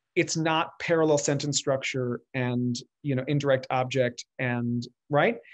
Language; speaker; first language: English; early bilingual, other home language; Spanish